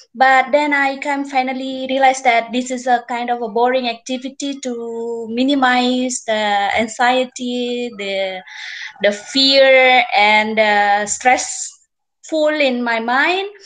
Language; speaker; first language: English; non-native, fluent; Indonesian